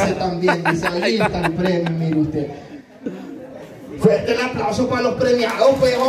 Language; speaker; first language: Spanish; native; Spanish